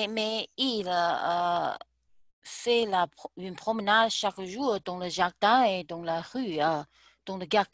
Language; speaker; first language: French; non-native, learner; Chinese